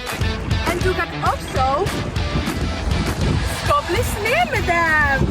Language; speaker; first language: Danish; non-native, learner; Icelandic